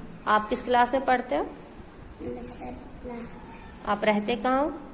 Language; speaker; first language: Hindi; non-native, local second language; Kashmiri